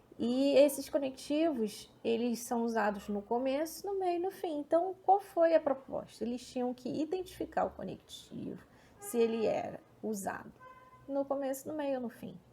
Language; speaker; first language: Portuguese; native; Portuguese